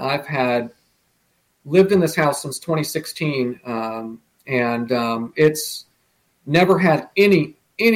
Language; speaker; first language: English; native; English